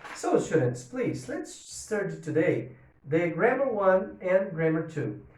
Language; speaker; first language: English; non-native, fluent; Portuguese